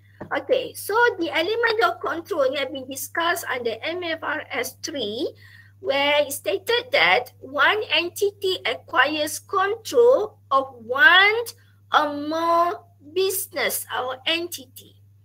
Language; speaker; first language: English; non-native, local second language; Malay